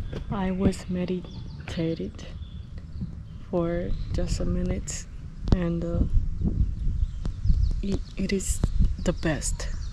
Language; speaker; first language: English; non-native, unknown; Japanese